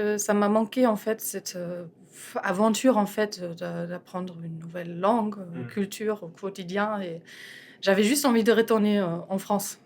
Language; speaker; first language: French; non-native, fluent; German